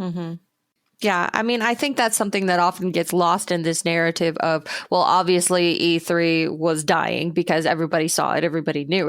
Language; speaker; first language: English; native; English